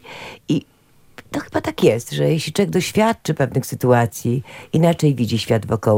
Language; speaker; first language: Polish; native; Polish